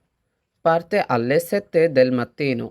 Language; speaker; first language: Italian; non-native, fluent; Bangla